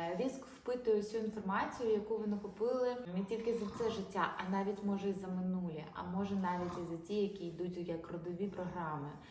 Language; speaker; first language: Ukrainian; non-native, local second language; Russian